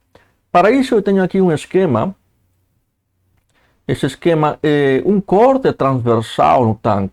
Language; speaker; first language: Portuguese; native; Portuguese